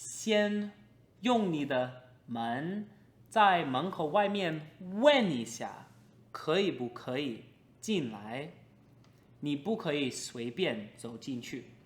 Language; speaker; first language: Chinese; non-native, fluent; English